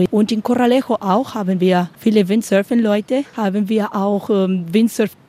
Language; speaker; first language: German; non-native, learner; Spanish